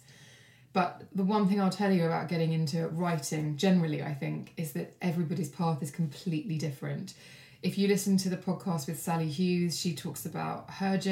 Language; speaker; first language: English; native; English